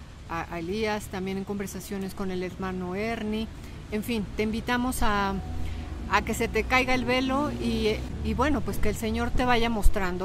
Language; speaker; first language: Spanish; native; Spanish